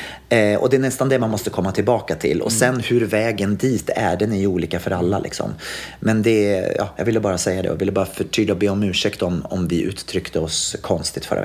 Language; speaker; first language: Swedish; native; Swedish